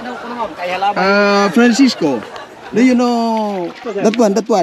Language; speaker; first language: English; non-native, local second language; Waray